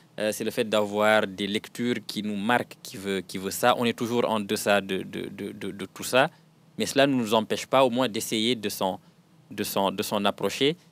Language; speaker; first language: French; non-native, local second language; Wolof